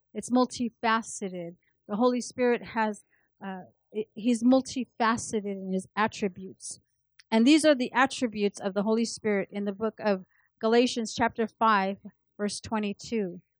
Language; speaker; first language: English; early bilingual, other home language; Spanish